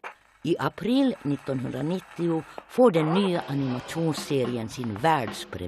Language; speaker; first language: Swedish; native; Swedish